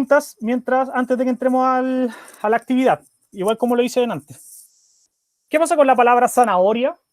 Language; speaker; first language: Spanish; native; Spanish